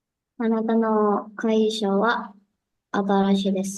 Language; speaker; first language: Japanese; non-native, learner; Indonesian